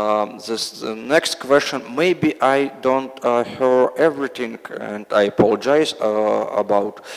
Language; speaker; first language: English; non-native, learner; Russian